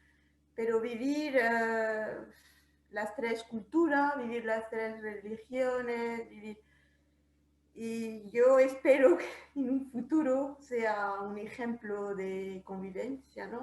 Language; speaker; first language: Spanish; non-native, fluent; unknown